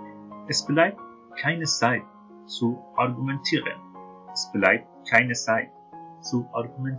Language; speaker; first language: German; non-native, fluent; Persian